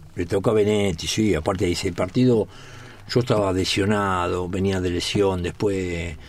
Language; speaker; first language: Spanish; native; Spanish